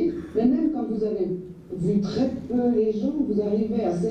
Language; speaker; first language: French; native; French